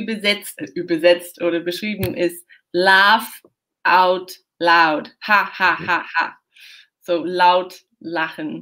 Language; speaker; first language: German; non-native, fluent; English